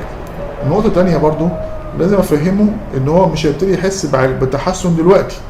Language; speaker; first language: Arabic; native; Arabic